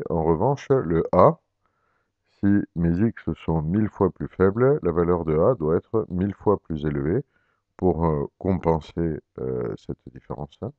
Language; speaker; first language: French; native; French